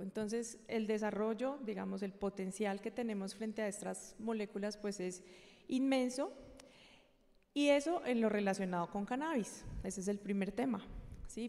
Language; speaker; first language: Spanish; native; Spanish